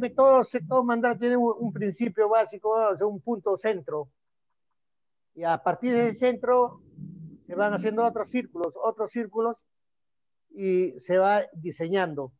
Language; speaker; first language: Spanish; native; Spanish